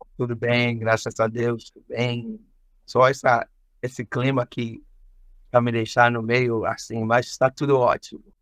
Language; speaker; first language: Portuguese; non-native, fluent; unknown